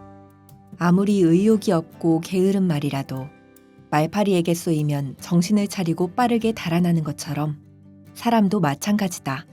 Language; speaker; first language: Korean; native; Korean